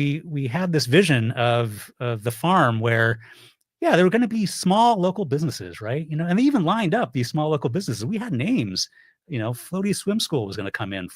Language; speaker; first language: English; native; English